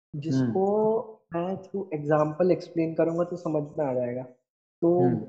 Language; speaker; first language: Hindi; native; Hindi